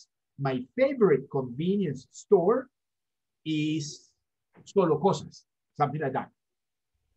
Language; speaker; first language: English; non-native, fluent; Spanish